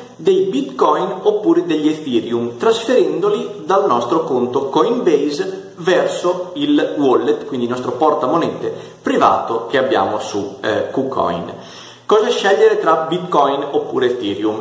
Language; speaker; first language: Italian; native; Italian